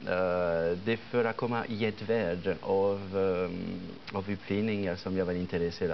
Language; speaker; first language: Swedish; non-native, fluent; French